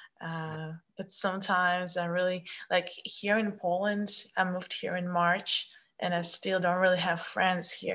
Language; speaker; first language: English; non-native, fluent; Russian